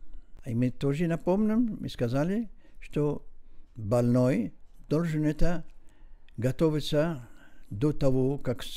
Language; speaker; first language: Russian; non-native, learner; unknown